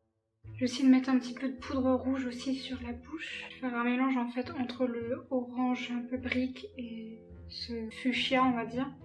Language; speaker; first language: French; native; French